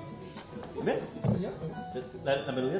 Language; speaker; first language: Spanish; native; Spanish